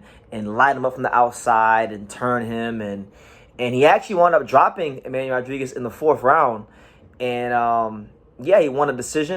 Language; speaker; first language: English; native; English